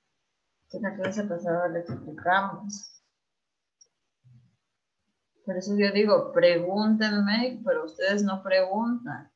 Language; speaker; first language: Spanish; native; Spanish